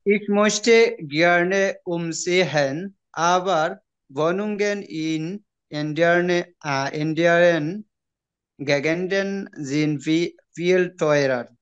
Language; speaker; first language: German; non-native, learner; Bangla